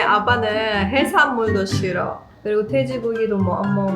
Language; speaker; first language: Korean; non-native, learner; Persian